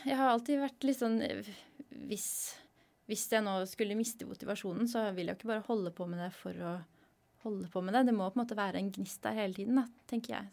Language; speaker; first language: Norwegian; native; Norwegian